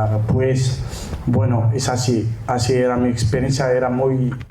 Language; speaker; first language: Spanish; non-native, learner; Central Atlas Tamazight